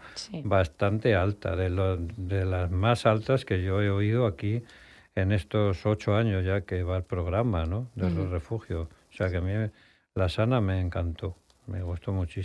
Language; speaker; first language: Spanish; native; Spanish